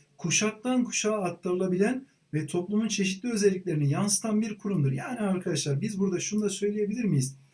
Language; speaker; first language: Turkish; native; Turkish